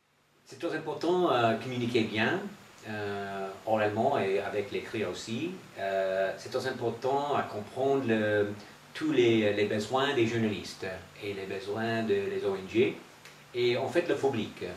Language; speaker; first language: French; non-native, fluent; English